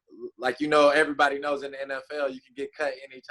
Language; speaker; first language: English; native; English